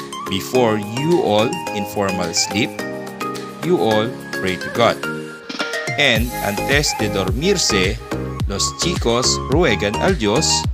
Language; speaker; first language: English; non-native, local second language; Filipino